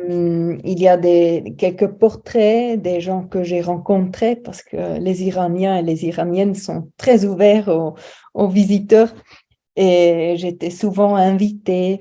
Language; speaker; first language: French; non-native, fluent; German